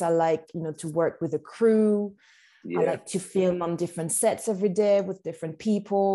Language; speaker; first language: English; non-native, fluent; French